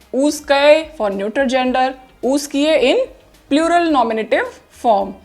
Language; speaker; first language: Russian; non-native, fluent; Hindi